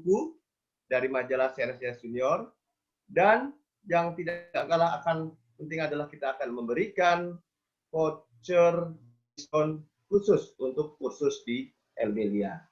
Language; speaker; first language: Indonesian; native; Indonesian